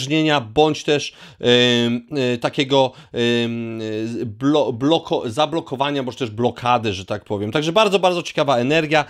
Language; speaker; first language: Polish; native; Polish